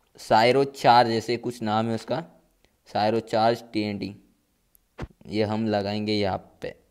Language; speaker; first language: Hindi; non-native, local second language; Marathi